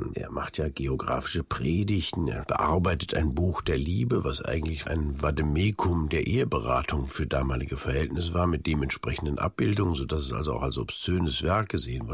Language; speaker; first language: German; native; German